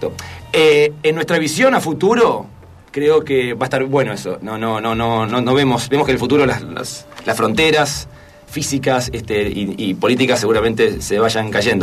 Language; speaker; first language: Spanish; native; Spanish